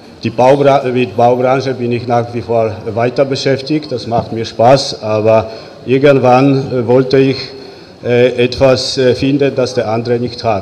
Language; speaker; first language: German; non-native, fluent; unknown